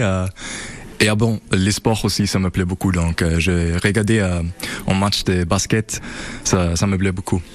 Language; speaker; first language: French; non-native, learner; German